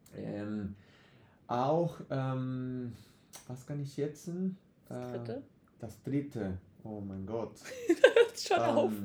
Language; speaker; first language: German; non-native, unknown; Spanish